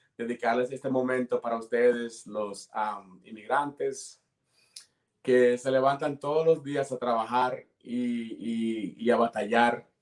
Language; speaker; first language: Spanish; early bilingual, heritage; Spanish